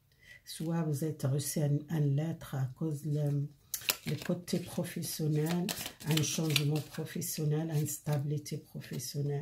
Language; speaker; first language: French; non-native, learner; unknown